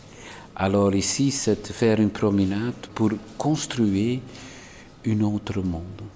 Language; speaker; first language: French; non-native, local second language; Dutch